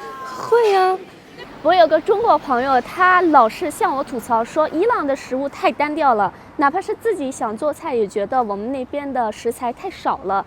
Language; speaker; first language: Chinese; non-native, fluent; Persian